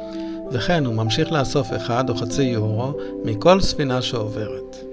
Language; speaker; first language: Hebrew; native; Hebrew